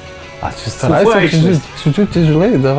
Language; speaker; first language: Russian; non-native, learner; Slovak